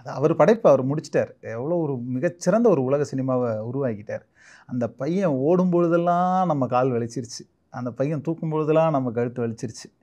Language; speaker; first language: Tamil; native; Tamil